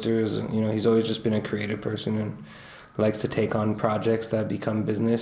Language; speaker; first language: English; native; English